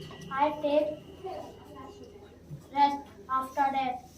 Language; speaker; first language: English; non-native, learner; Hindi